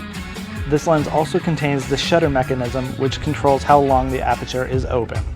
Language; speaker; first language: English; native; English